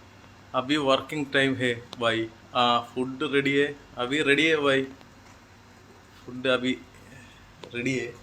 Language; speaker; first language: Hindi; non-native, local second language; Malayalam